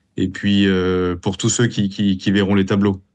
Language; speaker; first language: French; native; French